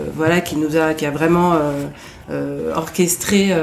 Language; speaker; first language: French; native; French